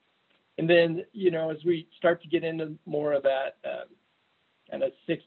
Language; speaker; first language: English; native; English